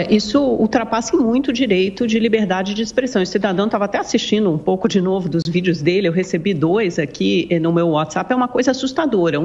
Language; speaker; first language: Portuguese; native; Portuguese